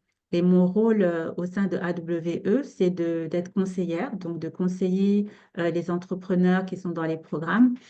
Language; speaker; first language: French; native; French